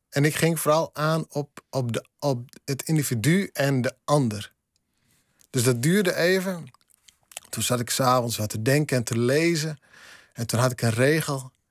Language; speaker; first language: Dutch; non-native, local second language; Western Frisian